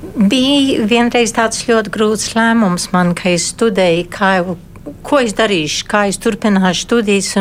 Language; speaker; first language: Latvian; early bilingual, heritage; Latvian